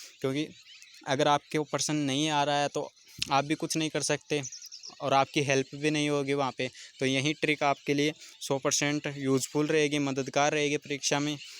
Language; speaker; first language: Hindi; native; Hindi